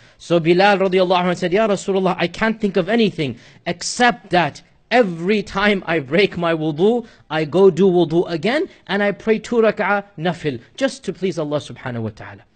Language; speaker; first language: English; native; English